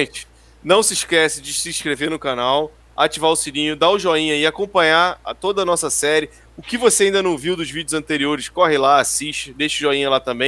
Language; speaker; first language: Portuguese; native; Portuguese